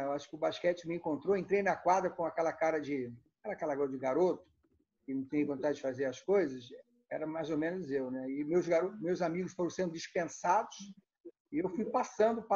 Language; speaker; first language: Portuguese; native; Portuguese